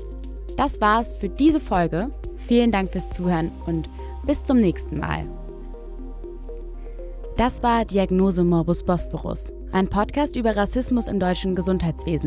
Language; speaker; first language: German; native; German